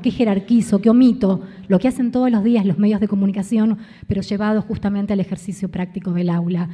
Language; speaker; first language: Spanish; native; Spanish